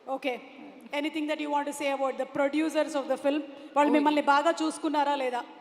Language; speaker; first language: Telugu; non-native, local second language; Malayalam